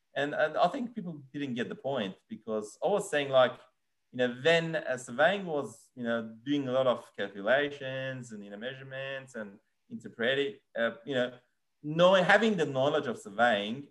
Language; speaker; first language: English; non-native, fluent; Persian